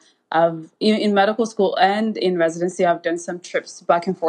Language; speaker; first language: English; non-native, fluent; Amharic